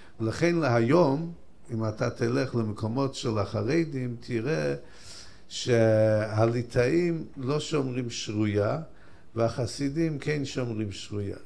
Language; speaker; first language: Hebrew; non-native, fluent; Yiddish